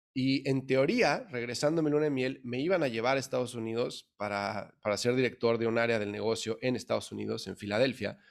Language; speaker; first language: Spanish; native; Spanish